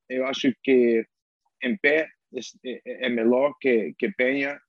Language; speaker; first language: Portuguese; non-native, learner; English